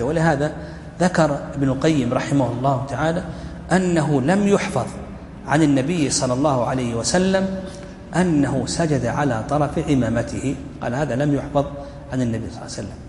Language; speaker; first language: Arabic; native; Arabic